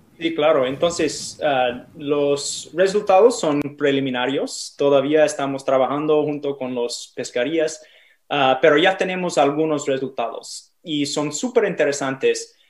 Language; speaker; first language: Spanish; non-native, learner; English